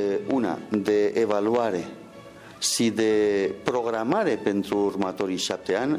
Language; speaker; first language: Romanian; non-native, fluent; Spanish